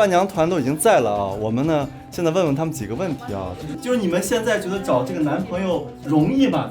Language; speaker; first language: Chinese; native; Chinese